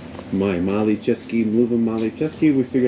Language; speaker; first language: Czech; non-native, learner; English